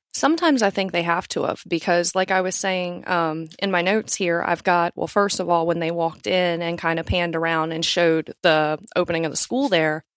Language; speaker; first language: English; native; English